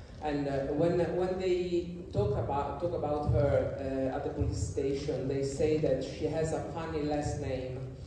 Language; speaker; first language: English; non-native, fluent; Italian